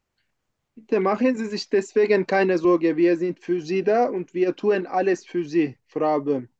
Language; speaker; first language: German; non-native, fluent; Turkish